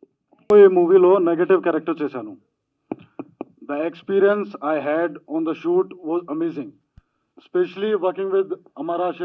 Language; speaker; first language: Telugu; non-native, learner; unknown